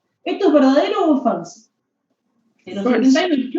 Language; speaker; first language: Spanish; native; Spanish